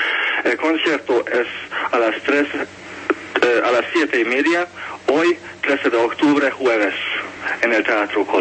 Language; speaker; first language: Spanish; non-native, fluent; Hungarian